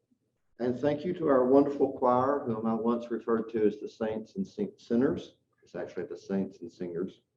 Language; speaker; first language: English; native; English